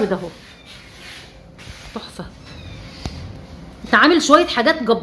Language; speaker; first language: Arabic; native; Arabic